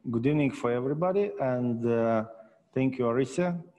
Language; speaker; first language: English; non-native, learner; Ukrainian